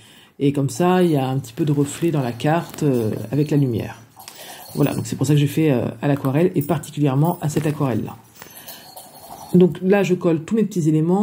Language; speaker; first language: French; native; French